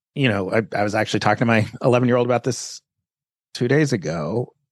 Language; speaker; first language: English; native; English